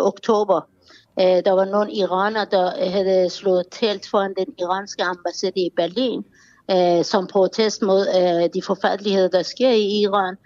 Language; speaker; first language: Danish; non-native, fluent; Persian